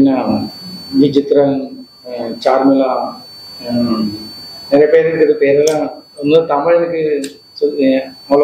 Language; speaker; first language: Tamil; non-native, learner; Malayalam